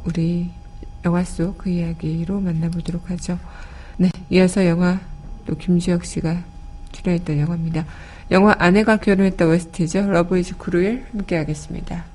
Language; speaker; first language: Korean; native; Korean